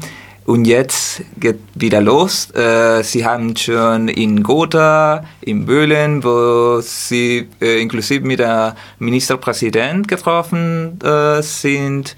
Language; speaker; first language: German; non-native, learner; Spanish